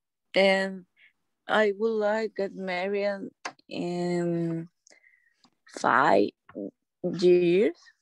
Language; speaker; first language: English; non-native, learner; Spanish